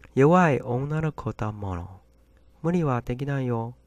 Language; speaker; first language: Japanese; non-native, fluent; Chinese